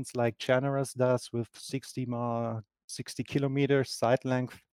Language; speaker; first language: English; non-native, fluent; German